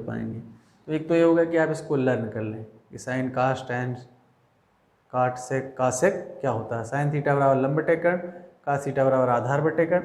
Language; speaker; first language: Hindi; native; Hindi